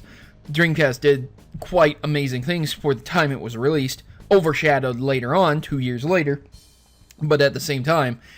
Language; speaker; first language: English; native; English